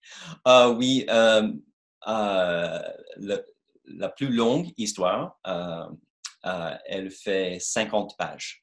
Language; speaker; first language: French; non-native, fluent; English